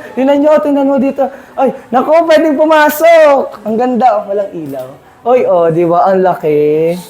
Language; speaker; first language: Filipino; native; Filipino